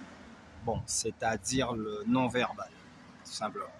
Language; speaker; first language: French; native; French